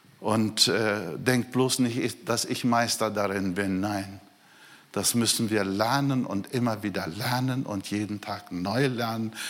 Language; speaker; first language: German; non-native, fluent; Portuguese